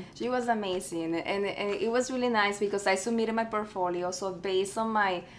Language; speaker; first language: English; early bilingual, other home language; Spanish